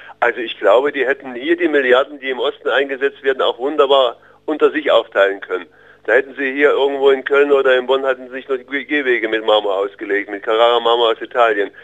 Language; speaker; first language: German; early bilingual, other home language; Russian